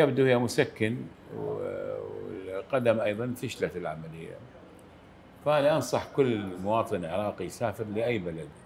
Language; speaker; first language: Arabic; native; Arabic